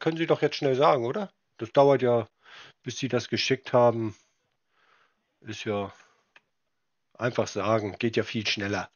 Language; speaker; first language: German; native; German